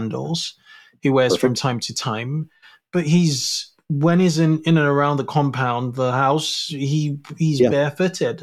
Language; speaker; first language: English; non-native, local second language; Yoruba